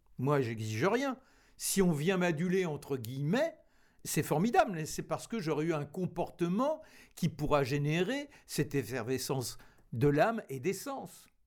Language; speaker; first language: French; native; French